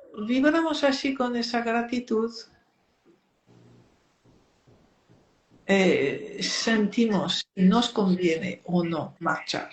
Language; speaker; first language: Spanish; non-native, fluent; French